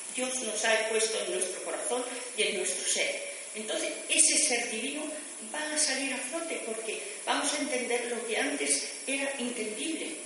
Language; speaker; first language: Spanish; native; Spanish